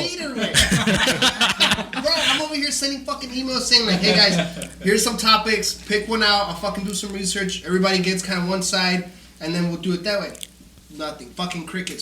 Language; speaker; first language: English; early bilingual, other home language; Spanish